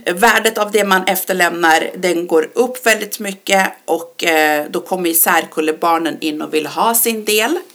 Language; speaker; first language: Swedish; early bilingual, other home language; Persian